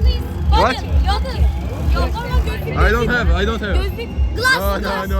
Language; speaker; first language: English; non-native, learner; French